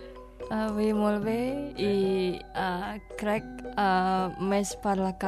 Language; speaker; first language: Catalan; non-native, learner; Indonesian